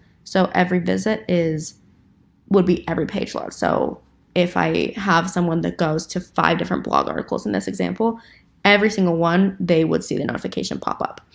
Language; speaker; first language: English; native; English